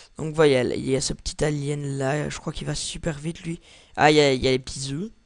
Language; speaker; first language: French; native; French